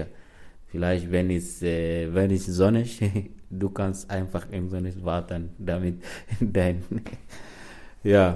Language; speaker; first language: German; non-native, learner; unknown